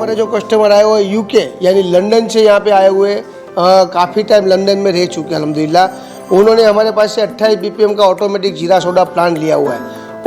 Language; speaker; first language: Hindi; non-native, local second language; Gujarati